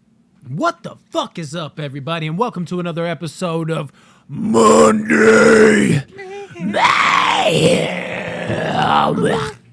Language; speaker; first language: English; native; English